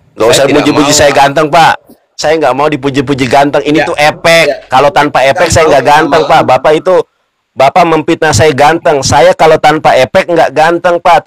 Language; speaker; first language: Indonesian; native; Indonesian